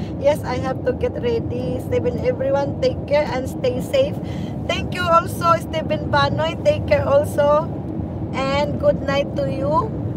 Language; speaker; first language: English; non-native, local second language; Cebuano